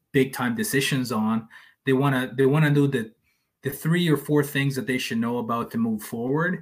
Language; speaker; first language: English; non-native, fluent; Spanish